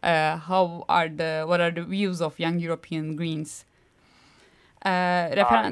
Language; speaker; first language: English; non-native, fluent; Turkish